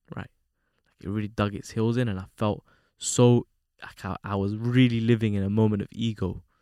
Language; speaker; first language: English; native; English